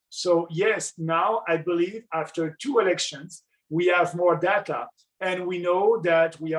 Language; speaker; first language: English; non-native, local second language; French